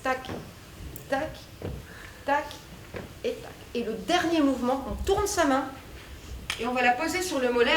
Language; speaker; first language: French; native; French